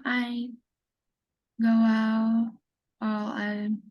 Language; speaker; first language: English; non-native, learner; Vietnamese